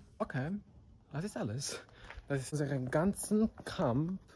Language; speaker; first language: German; non-native, learner; Serbian